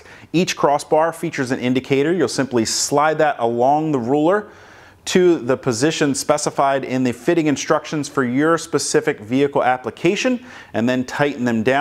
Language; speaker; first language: English; native; English